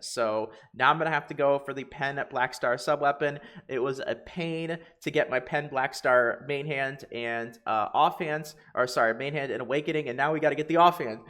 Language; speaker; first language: English; native; English